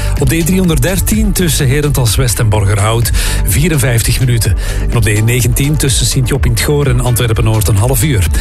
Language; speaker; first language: Dutch; native; Dutch